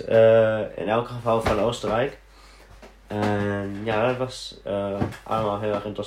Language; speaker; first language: Dutch; early bilingual, heritage; Dutch